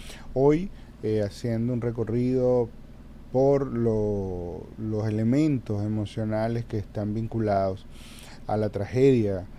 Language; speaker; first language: Spanish; native; Spanish